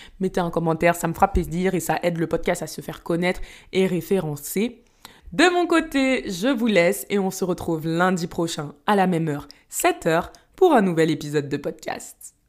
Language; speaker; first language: French; early bilingual, other home language; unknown